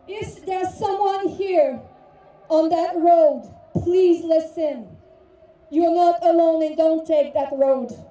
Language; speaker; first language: English; native; English